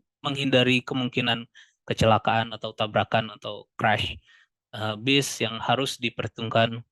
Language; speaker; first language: Indonesian; native; Indonesian